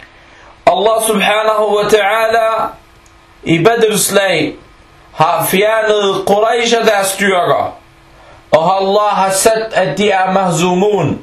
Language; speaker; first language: Danish; non-native, fluent; Arabic